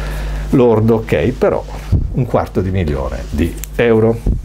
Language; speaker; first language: Italian; native; Italian